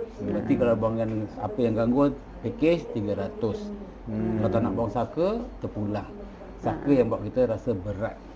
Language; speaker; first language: Malay; native; Malay